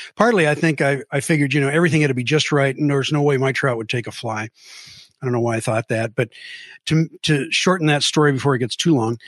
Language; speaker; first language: English; native; English